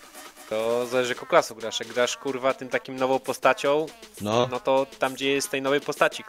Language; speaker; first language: Polish; native; Polish